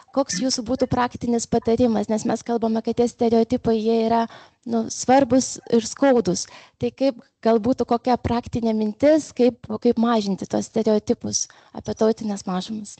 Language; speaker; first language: Lithuanian; non-native, local second language; Polish